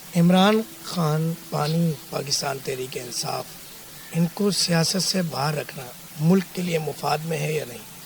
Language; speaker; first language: Urdu; native; Urdu